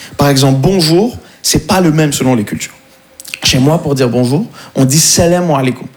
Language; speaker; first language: French; native; French